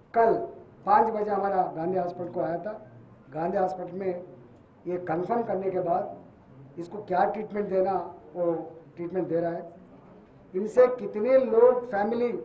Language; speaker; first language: Hindi; non-native, local second language; Telugu